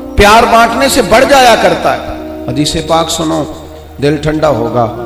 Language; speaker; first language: Urdu; non-native, local second language; Punjabi